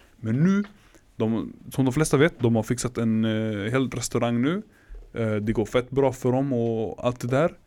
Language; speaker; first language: Swedish; early bilingual, other home language; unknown